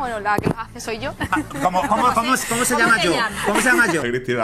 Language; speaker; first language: Spanish; native; Spanish